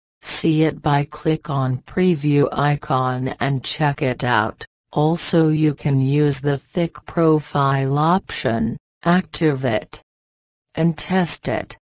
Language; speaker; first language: English; non-native, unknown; Persian